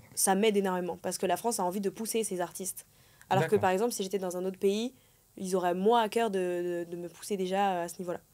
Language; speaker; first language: French; native; French